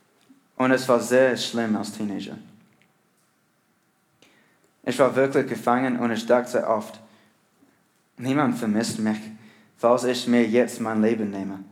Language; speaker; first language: German; non-native, learner; English